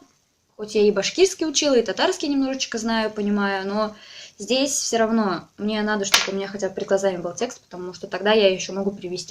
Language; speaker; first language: Russian; native; Russian